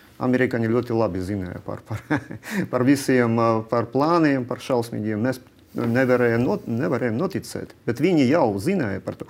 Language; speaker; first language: Latvian; non-native, local second language; Russian